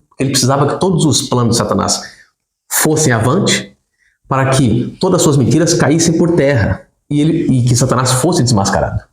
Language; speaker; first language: Portuguese; native; Portuguese